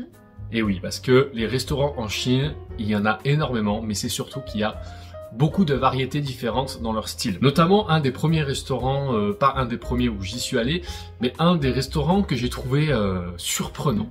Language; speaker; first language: French; native; French